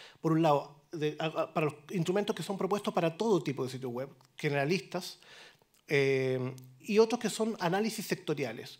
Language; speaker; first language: Spanish; native; Spanish